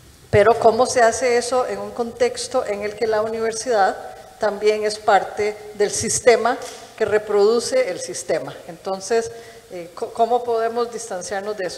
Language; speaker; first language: Spanish; native; Spanish